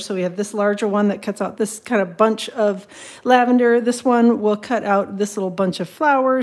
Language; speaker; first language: English; native; English